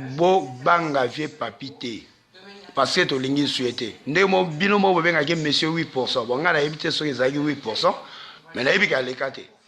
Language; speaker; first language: Lingala; native; Lingala